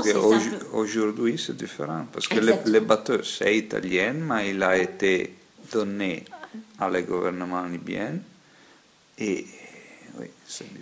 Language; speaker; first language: French; non-native, fluent; Italian